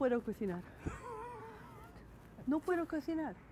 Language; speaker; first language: Spanish; non-native, fluent; English